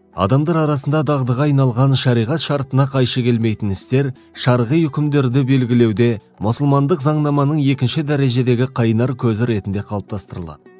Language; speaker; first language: Kazakh; native; Kazakh